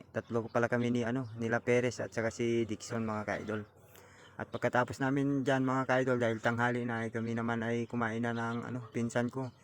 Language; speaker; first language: Filipino; non-native, local second language; Cebuano